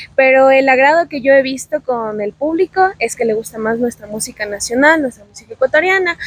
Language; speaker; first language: Spanish; native; Spanish